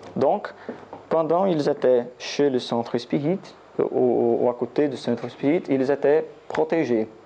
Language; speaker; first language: French; non-native, learner; Portuguese